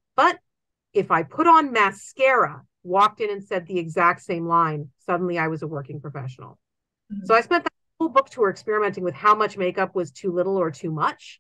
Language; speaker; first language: English; native; English